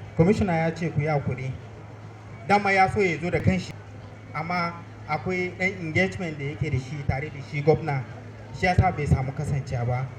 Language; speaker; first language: Hausa; non-native, local second language; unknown